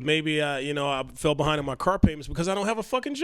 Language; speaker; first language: English; native; English